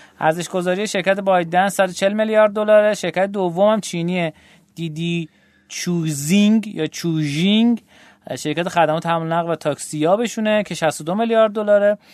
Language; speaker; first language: Persian; native; Persian